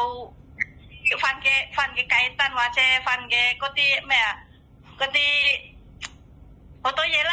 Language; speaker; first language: Cantonese; non-native, learner; Indonesian